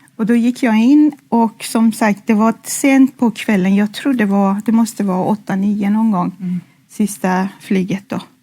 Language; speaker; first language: Swedish; non-native, fluent; Persian